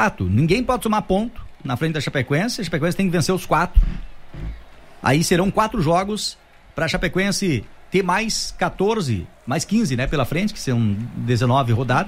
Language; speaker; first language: Portuguese; native; Portuguese